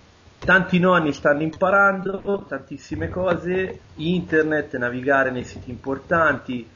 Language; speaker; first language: Italian; native; Italian